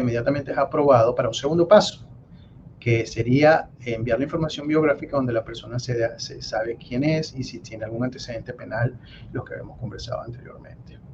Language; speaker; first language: Spanish; native; Spanish